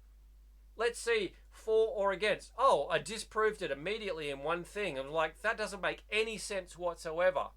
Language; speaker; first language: English; native; English